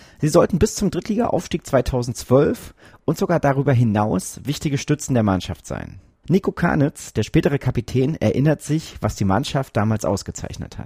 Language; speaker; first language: German; native; German